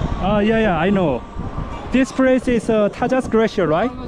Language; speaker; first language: English; non-native, learner; Korean